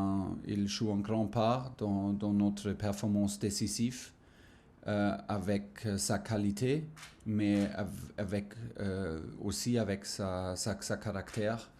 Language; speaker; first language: French; non-native, learner; German